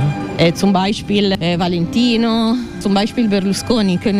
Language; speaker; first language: German; non-native, learner; Italian